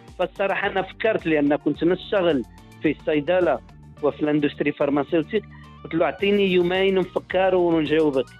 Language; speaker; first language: Arabic; early bilingual, heritage; Arabic